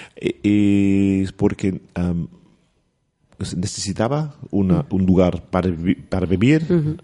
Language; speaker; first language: Spanish; non-native, learner; English